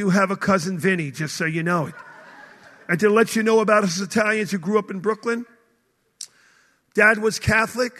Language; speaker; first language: English; native; English